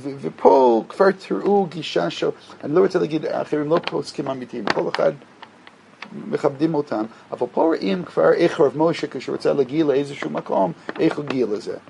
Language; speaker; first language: Hebrew; non-native, fluent; English